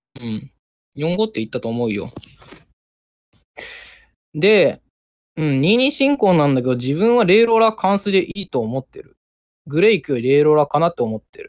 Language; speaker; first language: Japanese; native; Japanese